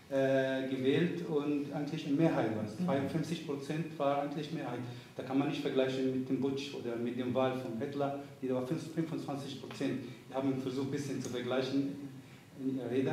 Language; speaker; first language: German; non-native, fluent; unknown